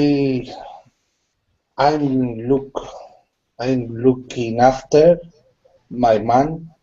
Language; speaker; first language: English; non-native, learner; Spanish